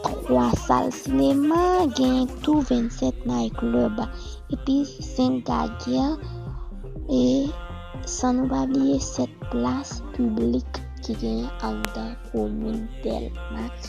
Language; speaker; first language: French; non-native, learner; Haitian Creole